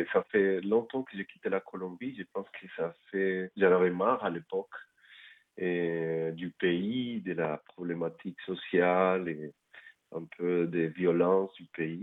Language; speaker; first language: French; non-native, fluent; Spanish